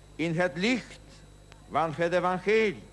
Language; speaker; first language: Dutch; non-native, learner; Polish